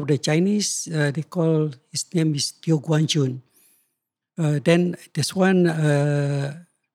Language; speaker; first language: English; non-native, local second language; Malay